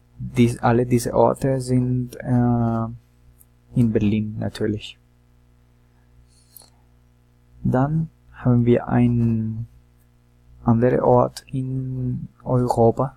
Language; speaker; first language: German; non-native, learner; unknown